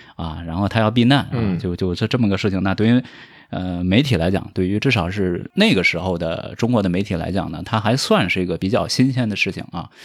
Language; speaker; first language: Chinese; native; Chinese